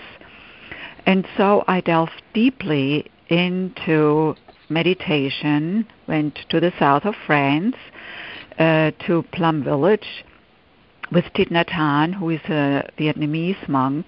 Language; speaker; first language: English; non-native, fluent; German